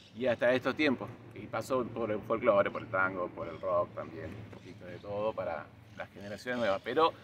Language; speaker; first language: Spanish; native; Spanish